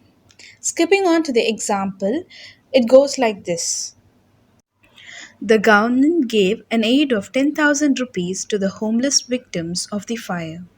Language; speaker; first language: English; non-native, local second language; Tamil